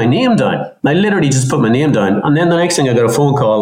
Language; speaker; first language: English; native; English